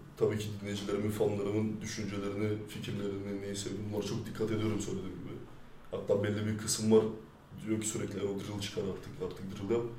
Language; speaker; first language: Turkish; early bilingual, heritage; French